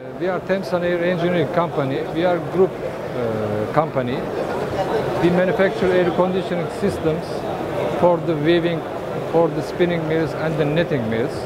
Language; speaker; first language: English; non-native, learner; Turkish